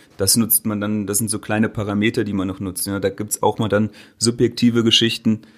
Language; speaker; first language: German; native; German